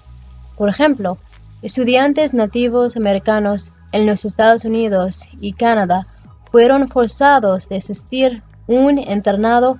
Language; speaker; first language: Spanish; non-native, learner; English